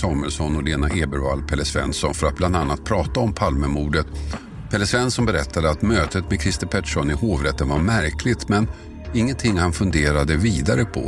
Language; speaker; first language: Swedish; native; Swedish